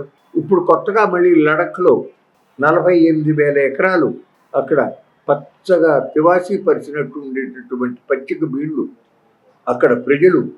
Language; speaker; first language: Telugu; native; Telugu